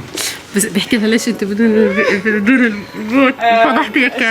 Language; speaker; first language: Arabic; native; Arabic